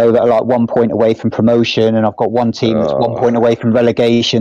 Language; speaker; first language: English; native; English